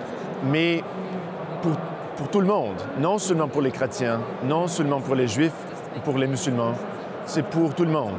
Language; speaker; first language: French; non-native, local second language; English